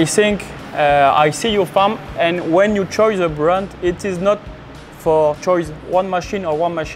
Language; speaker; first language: English; non-native, learner; French